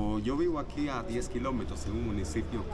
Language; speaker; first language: Spanish; native; Spanish